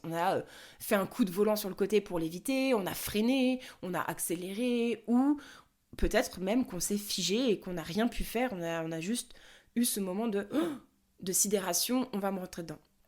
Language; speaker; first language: French; native; French